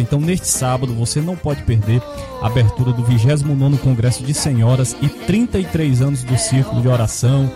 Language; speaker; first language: Portuguese; native; Portuguese